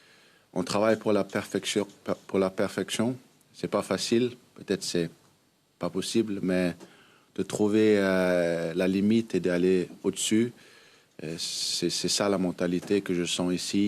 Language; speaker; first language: French; early bilingual, heritage; Danish